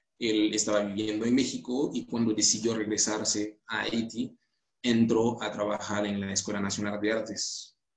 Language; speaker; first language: Spanish; non-native, fluent; Haitian Creole